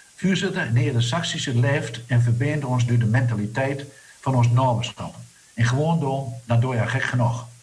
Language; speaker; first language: Dutch; non-native, local second language; Low German